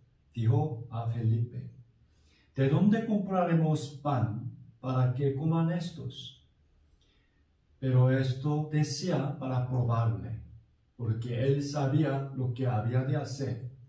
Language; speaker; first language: Spanish; non-native, fluent; Korean